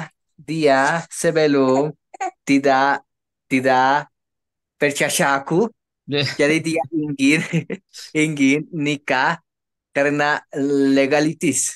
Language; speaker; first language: Indonesian; non-native, learner; Spanish